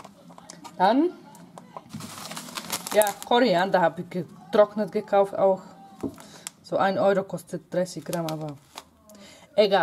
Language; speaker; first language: German; non-native, fluent; Polish